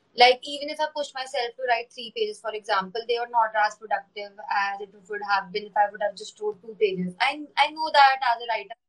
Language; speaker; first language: English; non-native, local second language; Hindi